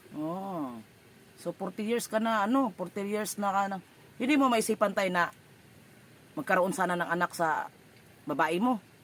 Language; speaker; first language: Filipino; non-native, local second language; Cebuano